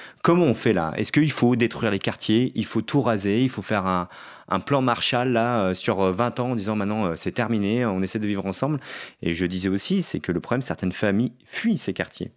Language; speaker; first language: French; native; French